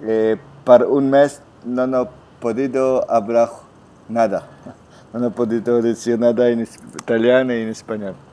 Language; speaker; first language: Spanish; non-native, learner; French